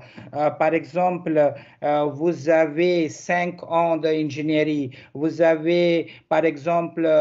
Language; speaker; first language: French; non-native, learner; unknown